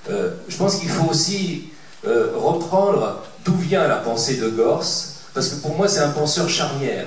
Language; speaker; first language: French; native; French